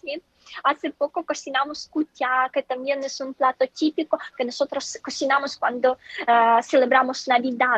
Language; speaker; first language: Spanish; non-native, fluent; Ukrainian